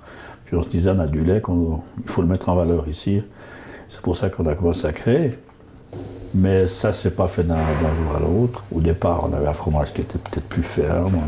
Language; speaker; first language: French; native; French